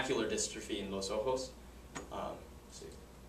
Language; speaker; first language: Spanish; non-native, learner; English